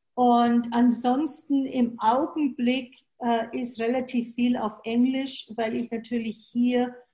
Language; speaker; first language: German; native; German